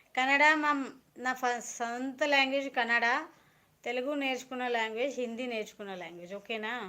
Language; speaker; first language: Telugu; non-native, local second language; Kannada